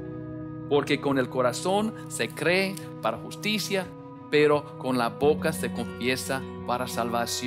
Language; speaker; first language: Spanish; non-native, learner; English